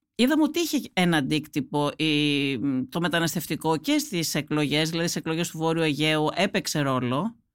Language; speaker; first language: Greek; native; Greek